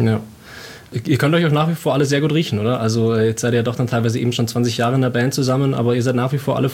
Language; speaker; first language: German; native; German